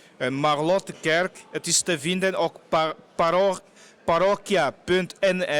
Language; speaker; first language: Dutch; non-native, fluent; Portuguese